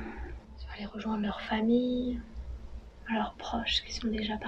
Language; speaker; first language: French; native; French